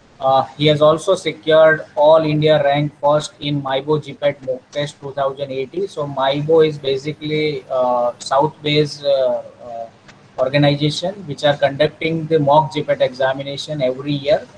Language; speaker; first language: English; non-native, local second language; Gujarati